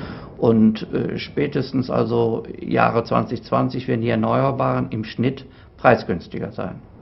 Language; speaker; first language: German; native; German